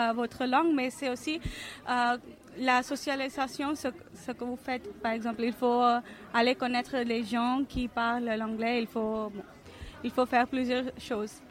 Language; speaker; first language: French; non-native, fluent; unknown